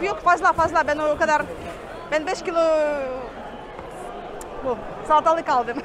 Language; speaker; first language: Turkish; non-native, learner; Russian